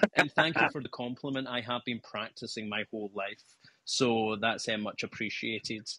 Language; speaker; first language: English; native; English